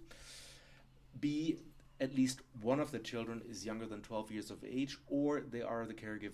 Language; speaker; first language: English; non-native, fluent; German